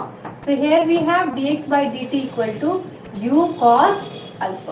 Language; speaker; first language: Hindi; native; Hindi